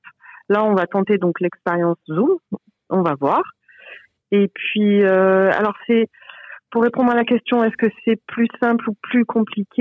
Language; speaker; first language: French; native; French